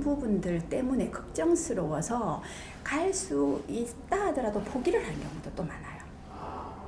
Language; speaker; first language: Korean; native; Korean